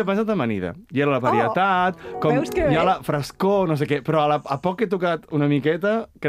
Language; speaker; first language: Catalan; native; Catalan